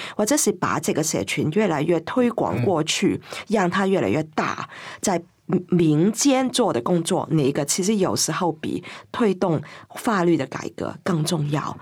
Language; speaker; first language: Chinese; non-native, fluent; Cantonese